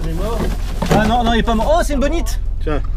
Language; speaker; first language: French; native; French